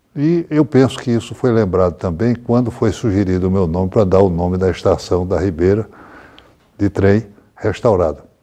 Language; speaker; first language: Portuguese; native; Portuguese